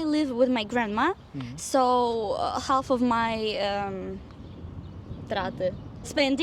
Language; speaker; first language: English; non-native, fluent; Russian